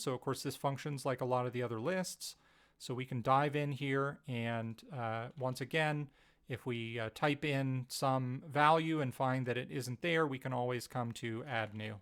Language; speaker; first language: English; native; English